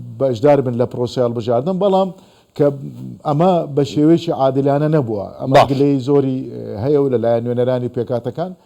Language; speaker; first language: Central Kurdish; non-native, local second language; Azerbaijani